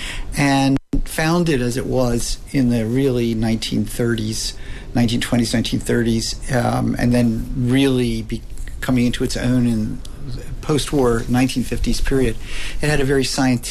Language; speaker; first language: English; native; English